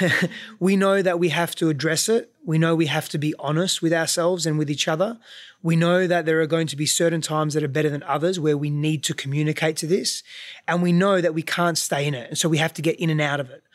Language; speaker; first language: English; native; English